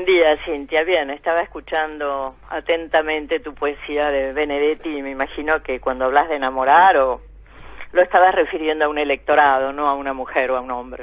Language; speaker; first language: Spanish; native; Spanish